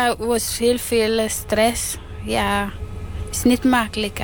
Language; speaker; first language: Dutch; non-native, learner; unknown